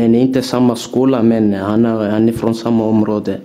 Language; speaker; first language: Swedish; early bilingual, other home language; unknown